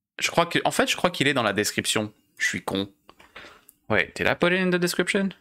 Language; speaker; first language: French; native; French